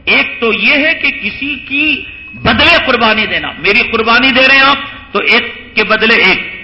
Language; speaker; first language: Urdu; native; Urdu